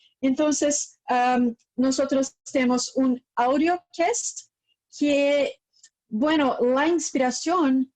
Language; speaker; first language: Spanish; non-native, fluent; Portuguese